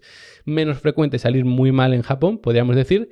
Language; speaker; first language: Spanish; native; Spanish